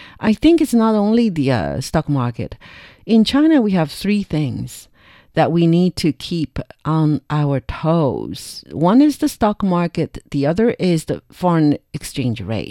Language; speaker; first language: English; non-native, fluent; Chinese